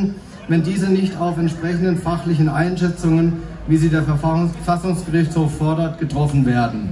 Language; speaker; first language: German; native; German